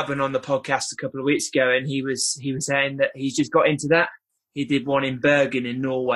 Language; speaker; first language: English; native; English